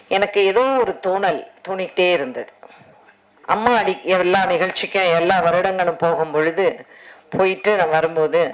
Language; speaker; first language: Tamil; native; Tamil